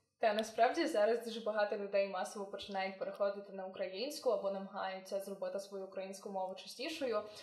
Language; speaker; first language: Ukrainian; native; Ukrainian